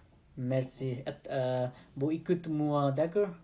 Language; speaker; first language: French; non-native, learner; Nepali